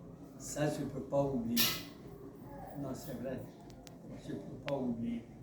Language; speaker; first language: French; non-native, local second language; Mandingo